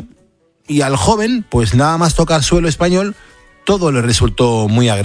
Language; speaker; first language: Spanish; native; Spanish